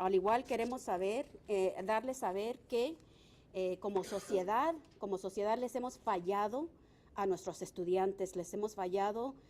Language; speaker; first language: Spanish; early bilingual, other home language; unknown